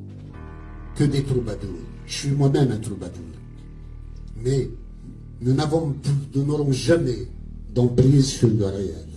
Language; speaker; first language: French; non-native, local second language; Kabyle